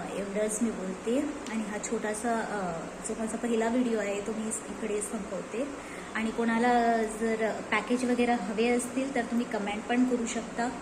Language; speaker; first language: Marathi; non-native, local second language; Konkani